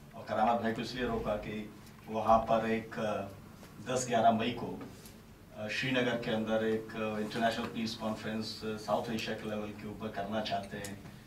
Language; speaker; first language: Hindi; native; Hindi